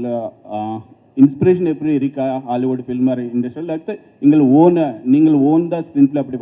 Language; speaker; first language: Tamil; non-native, learner; Telugu